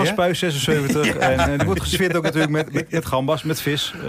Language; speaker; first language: Dutch; native; Dutch